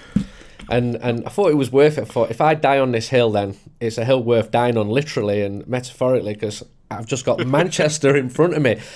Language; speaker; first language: English; native; English